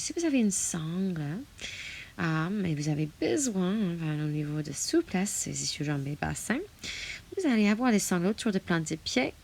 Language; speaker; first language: French; non-native, fluent; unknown